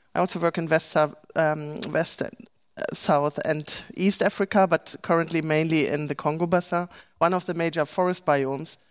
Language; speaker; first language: English; non-native, fluent; German